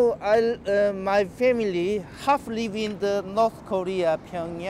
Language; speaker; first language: English; non-native, learner; Korean